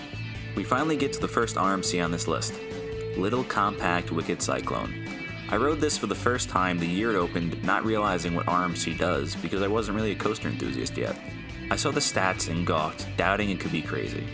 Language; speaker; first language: English; native; English